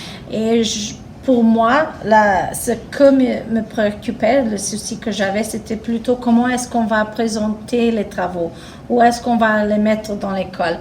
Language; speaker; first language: French; non-native, fluent; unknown